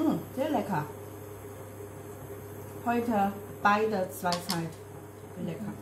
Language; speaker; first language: German; non-native, learner; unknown